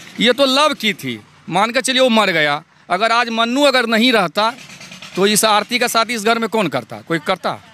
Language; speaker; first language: Hindi; native; Hindi